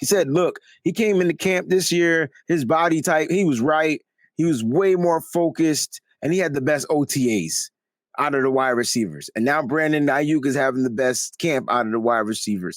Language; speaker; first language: English; native; English